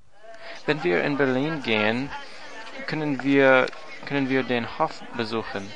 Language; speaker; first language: German; non-native, learner; English